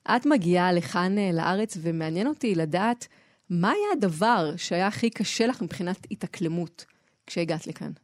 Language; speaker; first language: Hebrew; native; Hebrew